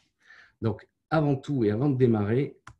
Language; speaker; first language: French; native; French